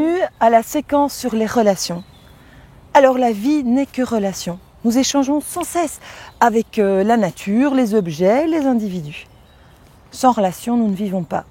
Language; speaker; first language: French; native; French